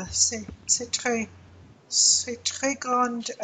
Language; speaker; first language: French; non-native, learner; English